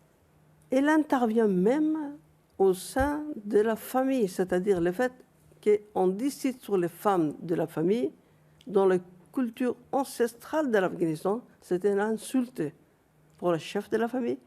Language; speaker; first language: French; non-native, fluent; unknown